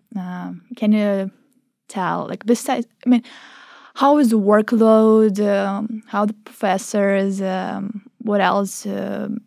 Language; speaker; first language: English; non-native, fluent; Ukrainian